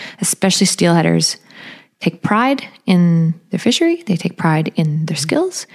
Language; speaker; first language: English; native; English